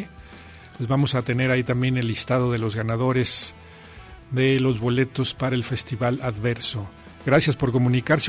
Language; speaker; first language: Spanish; native; Spanish